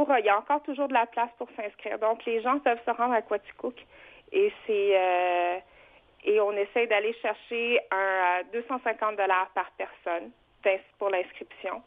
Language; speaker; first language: French; early bilingual, other home language; Vietnamese